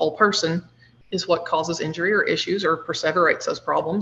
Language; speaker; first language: English; native; English